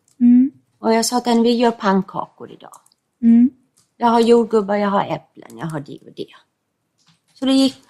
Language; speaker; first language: Swedish; non-native, fluent; English